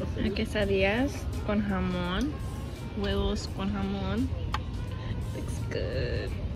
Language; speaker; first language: Spanish; early bilingual, heritage; Spanish